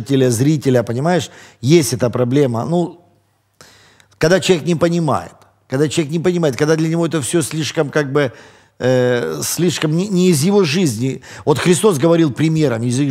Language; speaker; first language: Russian; native; Russian